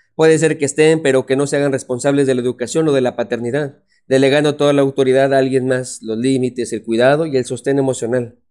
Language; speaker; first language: Spanish; native; Spanish